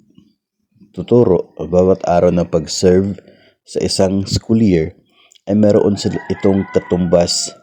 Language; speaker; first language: Filipino; native; Filipino